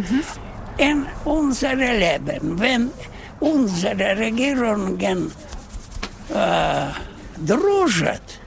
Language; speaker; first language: German; non-native, learner; Russian